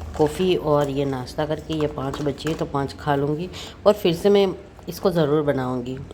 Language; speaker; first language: Hindi; non-native, local second language; Gujarati